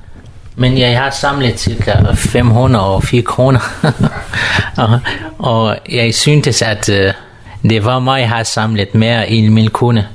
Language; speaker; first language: Danish; non-native, learner; Kurdish